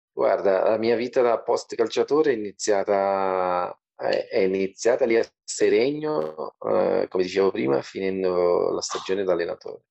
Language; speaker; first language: Italian; non-native, fluent; Portuguese